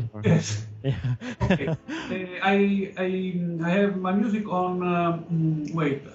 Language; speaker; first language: English; non-native, learner; Italian